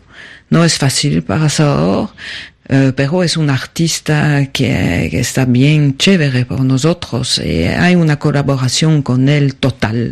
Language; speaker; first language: Spanish; non-native, fluent; French